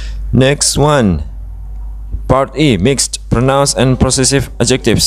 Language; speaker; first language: English; non-native, fluent; Indonesian